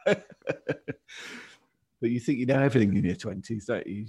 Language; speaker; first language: English; native; English